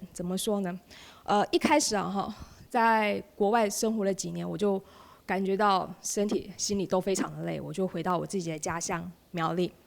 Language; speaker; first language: Chinese; native; Chinese